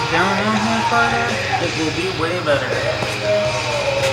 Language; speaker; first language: English; native; English